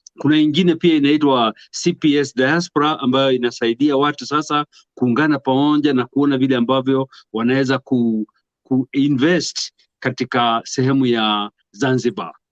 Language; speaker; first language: Swahili; non-native, local second language; Kikuyu